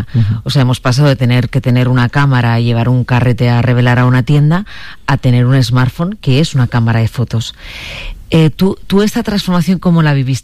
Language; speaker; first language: Spanish; native; Spanish